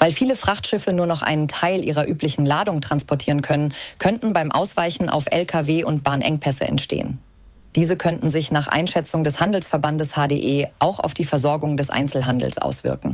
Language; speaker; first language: German; native; German